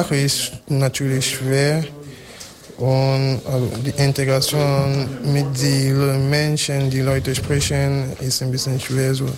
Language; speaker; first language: German; non-native, learner; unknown